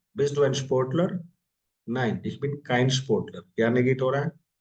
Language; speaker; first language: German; non-native, fluent; Hindi